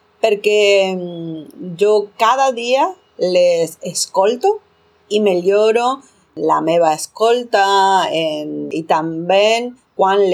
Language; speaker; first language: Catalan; non-native, learner; Spanish